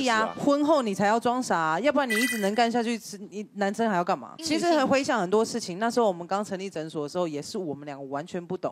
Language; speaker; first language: Chinese; native; Chinese